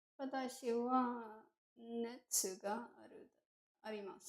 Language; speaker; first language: Japanese; non-native, learner; English